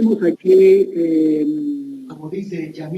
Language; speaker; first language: Spanish; native; Spanish